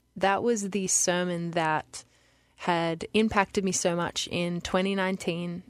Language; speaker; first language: English; native; English